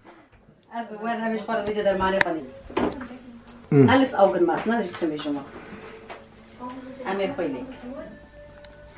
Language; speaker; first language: German; non-native, learner; Kurdish